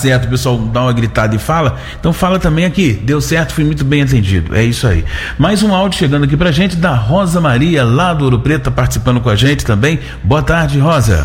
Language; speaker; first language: Portuguese; native; Portuguese